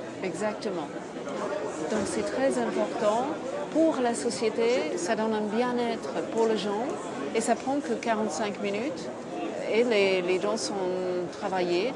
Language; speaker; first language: French; non-native, fluent; English